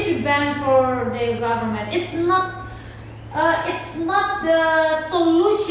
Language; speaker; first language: English; non-native, learner; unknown